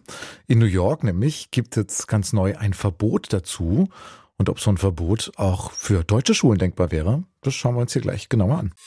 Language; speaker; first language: German; native; German